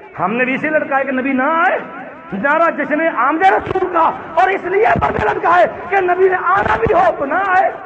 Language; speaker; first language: Urdu; non-native, local second language; Punjabi